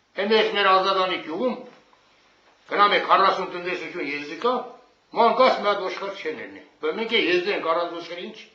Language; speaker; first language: Armenian; non-native, local second language; Kurdish